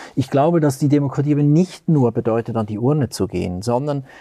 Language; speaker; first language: German; native; German